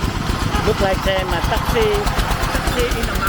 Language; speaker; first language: English; non-native, learner; Vietnamese